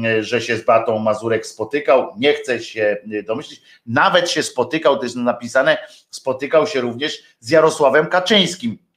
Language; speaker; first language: Polish; native; Polish